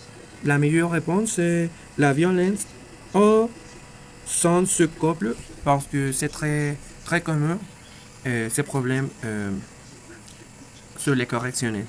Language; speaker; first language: French; non-native, learner; Spanish